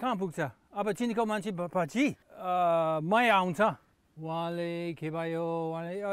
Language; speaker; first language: Nepali; non-native, learner; English